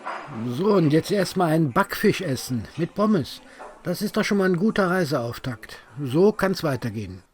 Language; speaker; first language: German; native; German